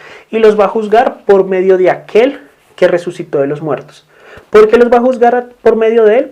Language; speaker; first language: Spanish; native; Spanish